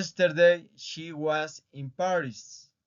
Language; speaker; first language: English; non-native, fluent; Spanish